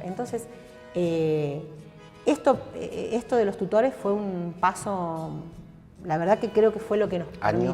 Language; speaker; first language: Spanish; native; Spanish